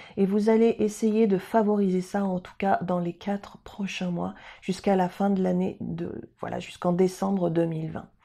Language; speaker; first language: French; native; French